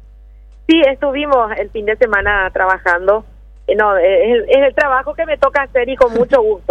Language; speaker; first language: Spanish; native; Spanish